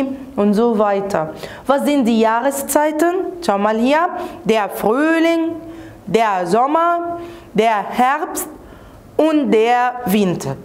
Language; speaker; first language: German; non-native, fluent; Arabic